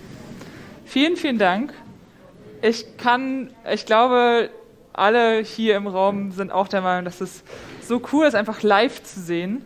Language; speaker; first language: German; native; German